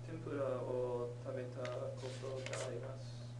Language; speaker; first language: Japanese; non-native, learner; English